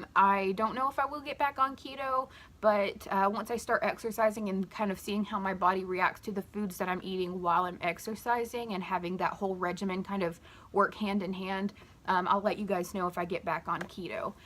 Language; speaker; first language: English; native; English